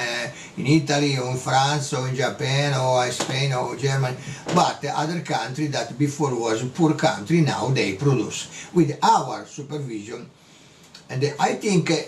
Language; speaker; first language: English; non-native, learner; Italian